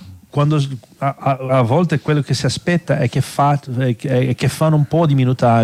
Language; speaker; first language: Italian; non-native, fluent; Portuguese